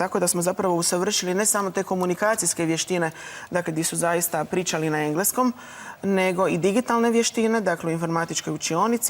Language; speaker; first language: Croatian; native; Croatian